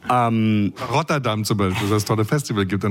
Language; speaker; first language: German; native; German